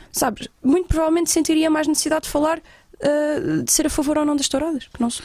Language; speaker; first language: Portuguese; native; Portuguese